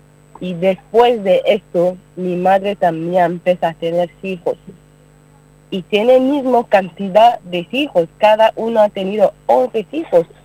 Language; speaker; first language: Spanish; non-native, learner; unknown